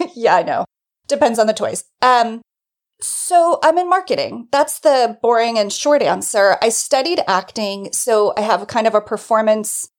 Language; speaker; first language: English; native; English